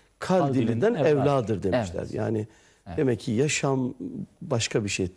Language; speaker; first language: Turkish; native; Turkish